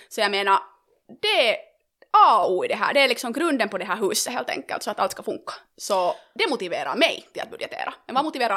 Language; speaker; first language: Swedish; native; Swedish